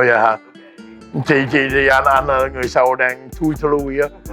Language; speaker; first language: Vietnamese; early bilingual, heritage; English